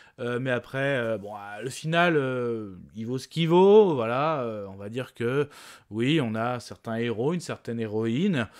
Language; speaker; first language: French; native; French